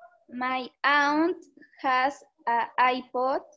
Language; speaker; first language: English; non-native, learner; Spanish